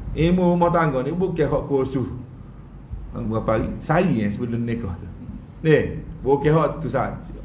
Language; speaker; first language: Malay; native; Malay